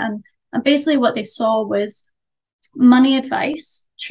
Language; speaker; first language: English; native; English